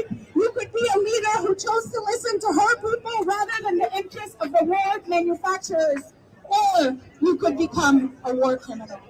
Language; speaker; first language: English; native; English